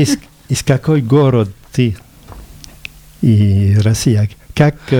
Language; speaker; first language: Russian; non-native, learner; French